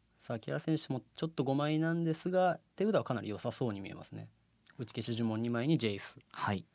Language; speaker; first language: Japanese; native; Japanese